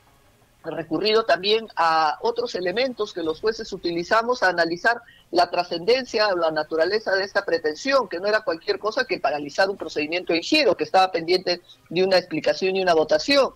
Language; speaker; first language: Spanish; native; Spanish